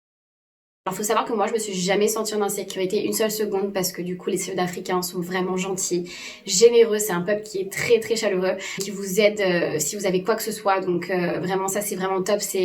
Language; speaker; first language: French; native; French